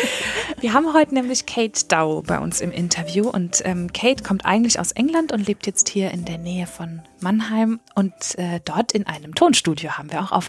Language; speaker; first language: German; native; German